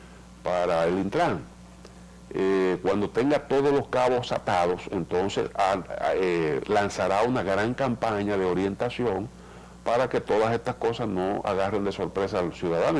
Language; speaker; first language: Spanish; native; Spanish